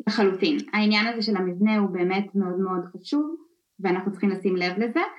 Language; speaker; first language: Hebrew; early bilingual, other home language; Russian